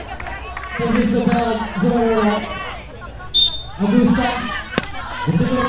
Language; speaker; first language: Portuguese; non-native, learner; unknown